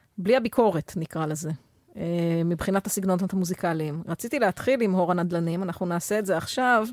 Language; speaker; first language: Hebrew; native; Hebrew